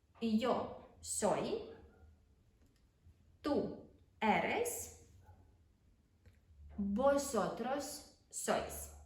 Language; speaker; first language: Spanish; non-native, fluent; Ukrainian